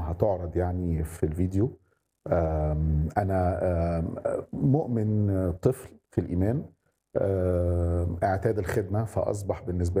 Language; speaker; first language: Arabic; native; Arabic